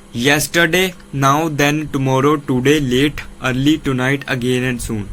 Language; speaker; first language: English; non-native, local second language; Punjabi